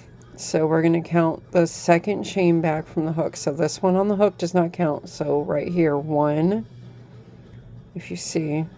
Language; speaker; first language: English; native; English